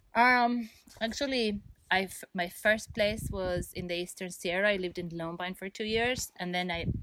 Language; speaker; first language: English; non-native, fluent; Spanish